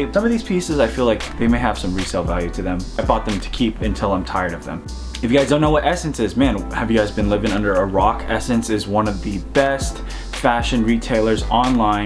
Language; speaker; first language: English; native; English